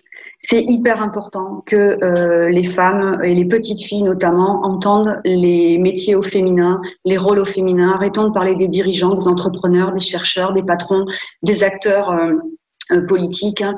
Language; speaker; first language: French; native; French